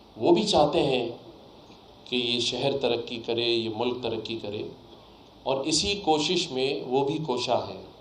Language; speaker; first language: Urdu; native; Urdu